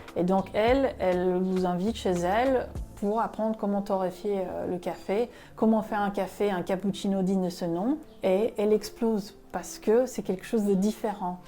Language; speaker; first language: French; non-native, fluent; Spanish